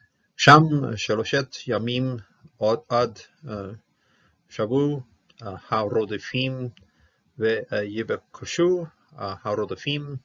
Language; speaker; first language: Hebrew; non-native, fluent; English